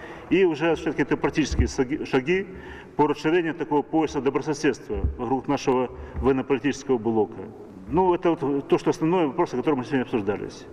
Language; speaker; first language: Russian; native; Russian